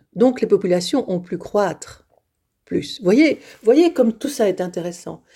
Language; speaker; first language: French; native; French